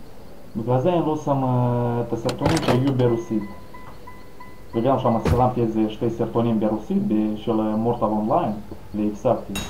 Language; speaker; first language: Hebrew; non-native, fluent; Russian